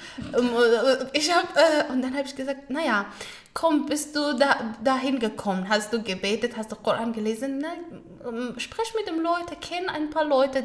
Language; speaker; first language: German; non-native, learner; Pashto